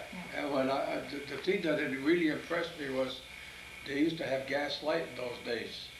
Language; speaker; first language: English; early bilingual, other home language; Italian